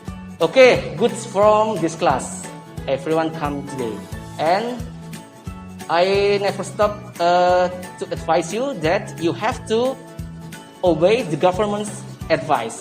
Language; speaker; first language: English; non-native, learner; Indonesian